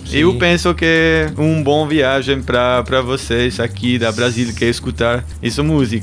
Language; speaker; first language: Portuguese; non-native, learner; German